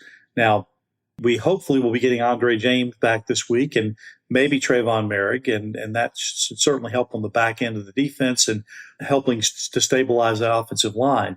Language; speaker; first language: English; native; English